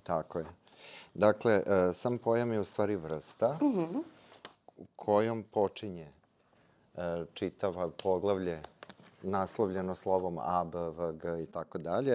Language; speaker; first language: Serbian; native; Serbian